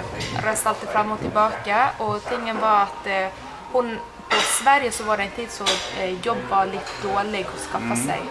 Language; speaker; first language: Swedish; non-native, local second language; Spanish